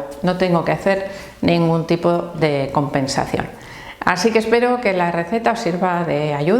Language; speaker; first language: Spanish; native; Spanish